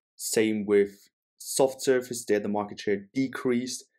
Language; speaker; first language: English; non-native, fluent; German